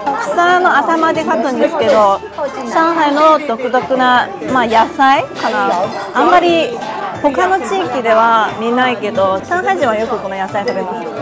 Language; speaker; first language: Japanese; non-native, fluent; Chinese